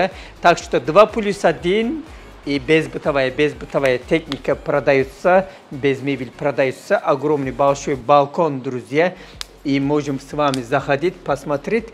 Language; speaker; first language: Russian; non-native, fluent; Turkish